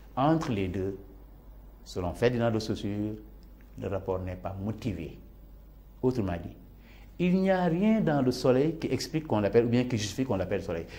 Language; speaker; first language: French; non-native, local second language; Serer